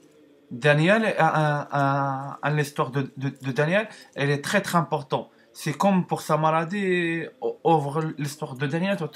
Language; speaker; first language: French; non-native, learner; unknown